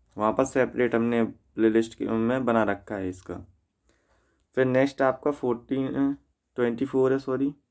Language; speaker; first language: Hindi; native; Hindi